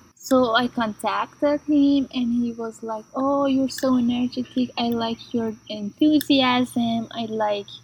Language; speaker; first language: English; non-native, fluent; Persian